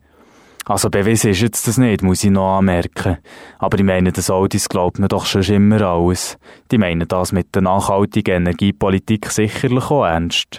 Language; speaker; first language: German; native; German